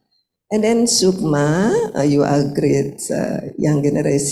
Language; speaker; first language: English; non-native, learner; Indonesian